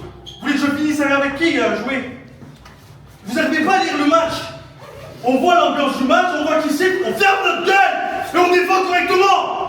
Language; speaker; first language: French; native; French